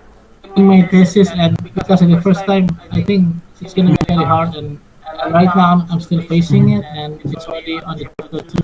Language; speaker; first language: English; non-native, fluent; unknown